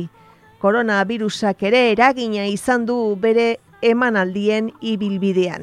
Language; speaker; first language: Basque; native; Basque